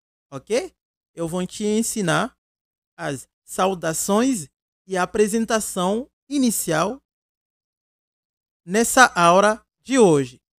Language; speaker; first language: Portuguese; non-native, fluent; Haitian Creole